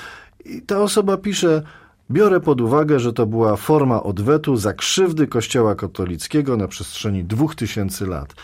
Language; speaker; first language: Polish; native; Polish